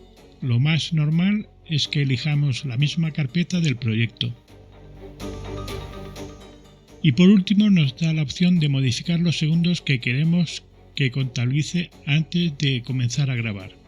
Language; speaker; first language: Spanish; native; Spanish